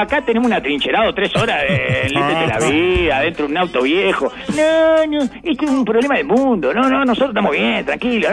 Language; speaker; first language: Spanish; native; Spanish